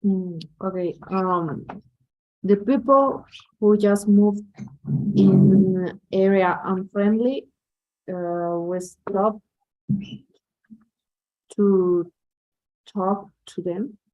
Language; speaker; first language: English; non-native, learner; Spanish